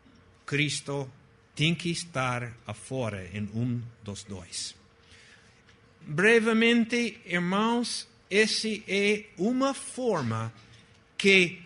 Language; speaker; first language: Portuguese; non-native, fluent; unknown